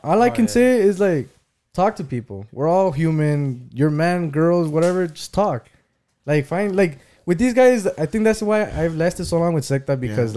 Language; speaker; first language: English; early bilingual, other home language; Spanish